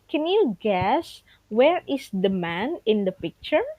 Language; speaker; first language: English; non-native, fluent; Indonesian